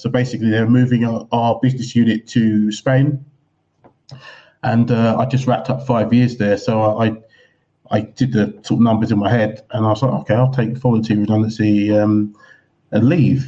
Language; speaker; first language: English; native; English